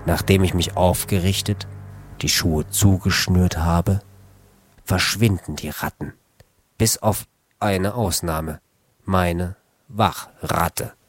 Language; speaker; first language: German; native; German